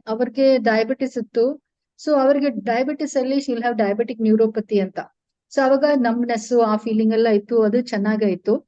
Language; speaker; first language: Kannada; non-native, local second language; Tulu